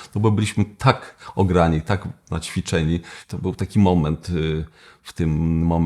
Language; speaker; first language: Polish; native; Polish